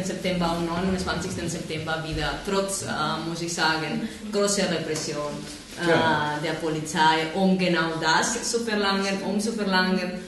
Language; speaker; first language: German; non-native, fluent; Spanish